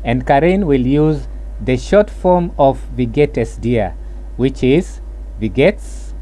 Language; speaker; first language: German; non-native, fluent; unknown